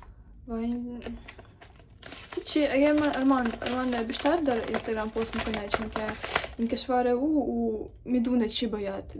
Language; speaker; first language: Persian; non-native, learner; Ukrainian